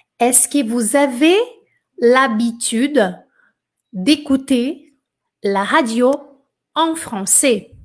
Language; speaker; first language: French; non-native, fluent; Portuguese